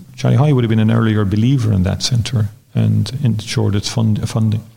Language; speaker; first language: English; native; English